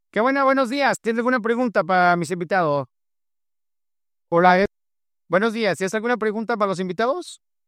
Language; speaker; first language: Spanish; native; Spanish